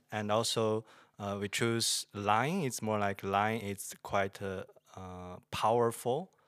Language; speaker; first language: English; non-native, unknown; Chinese